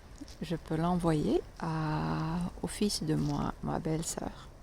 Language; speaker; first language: French; non-native, fluent; Finnish